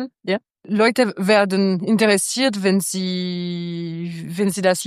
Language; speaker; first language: German; non-native, local second language; French